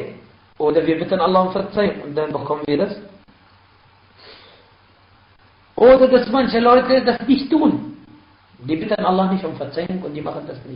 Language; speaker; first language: German; non-native, fluent; Arabic